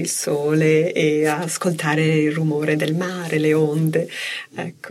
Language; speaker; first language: Italian; native; Italian